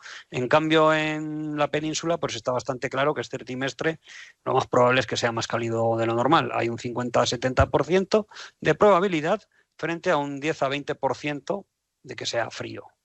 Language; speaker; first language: Spanish; native; Spanish